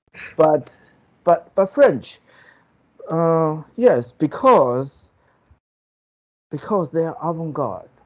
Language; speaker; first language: English; non-native, fluent; Chinese